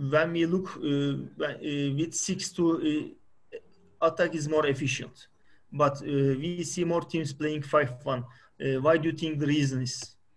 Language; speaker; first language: English; non-native, fluent; Turkish